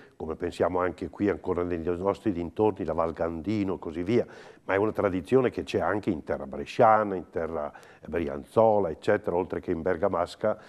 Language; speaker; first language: Italian; native; Italian